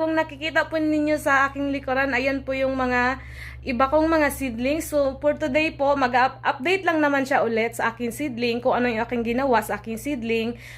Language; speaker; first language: Filipino; non-native, local second language; Cebuano